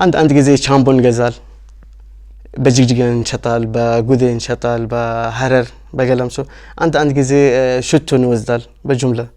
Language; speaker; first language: Amharic; non-native, learner; Arabic